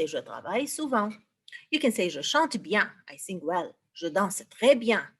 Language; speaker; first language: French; non-native, fluent; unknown